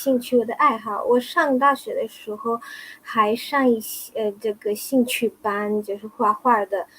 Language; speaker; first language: Chinese; non-native, fluent; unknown